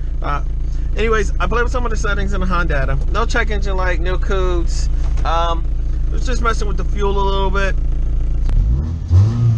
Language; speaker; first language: English; native; English